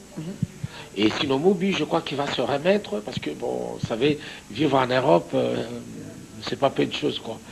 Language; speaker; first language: French; non-native, local second language; Lingala